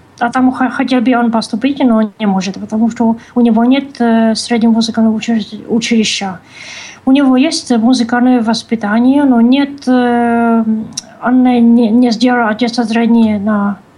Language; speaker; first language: Russian; non-native, learner; Czech